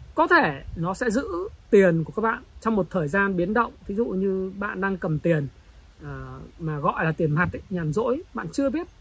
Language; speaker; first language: Vietnamese; native; Vietnamese